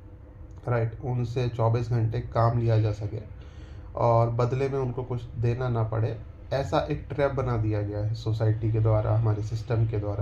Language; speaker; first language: Hindi; native; Hindi